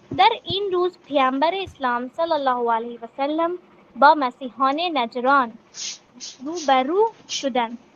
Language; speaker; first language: Persian; non-native, learner; Urdu